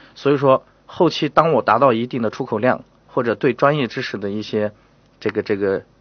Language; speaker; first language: Chinese; native; Chinese